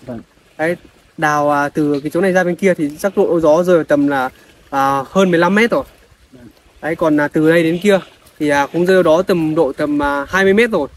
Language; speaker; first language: Vietnamese; native; Vietnamese